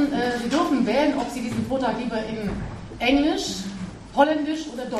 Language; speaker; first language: German; native; German